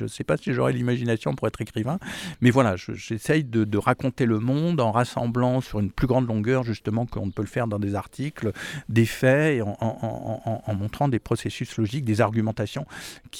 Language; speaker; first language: French; native; French